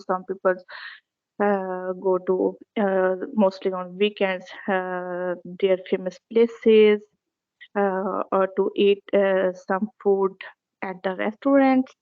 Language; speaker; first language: English; non-native, learner; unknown